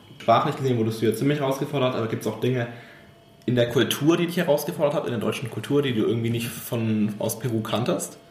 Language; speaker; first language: German; native; German